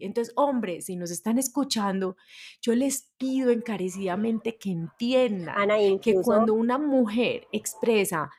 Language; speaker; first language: Spanish; native; Spanish